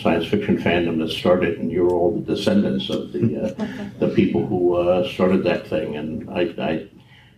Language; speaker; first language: English; native; English